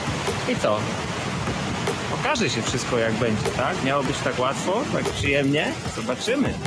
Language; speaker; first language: Polish; native; Polish